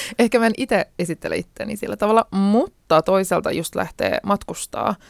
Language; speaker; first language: Finnish; early bilingual, other home language; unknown